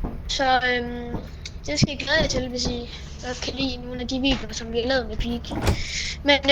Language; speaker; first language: Danish; native; Danish